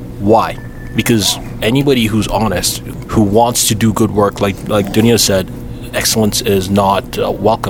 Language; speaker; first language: English; non-native, local second language; Igbo